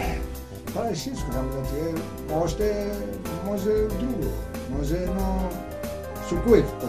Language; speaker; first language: Bulgarian; non-native, learner; Greek